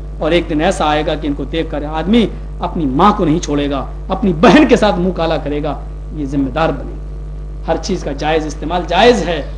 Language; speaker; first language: Urdu; native; Urdu